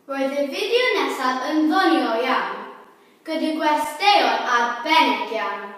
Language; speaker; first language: Welsh; non-native, local second language; English